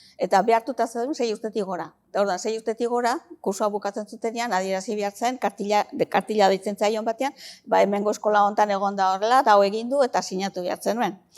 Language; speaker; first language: Basque; native; Basque